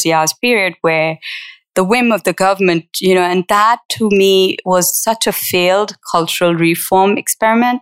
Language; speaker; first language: English; non-native, local second language; Urdu